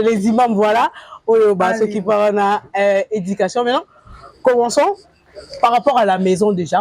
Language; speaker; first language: French; non-native, local second language; Lingala